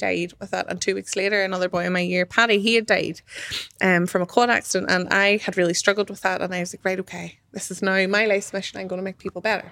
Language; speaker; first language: English; native; English